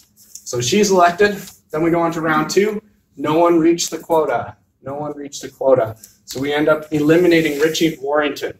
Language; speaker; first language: English; native; English